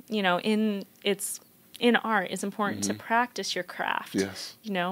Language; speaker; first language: English; native; English